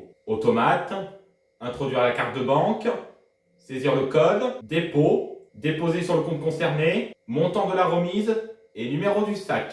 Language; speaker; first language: French; native; French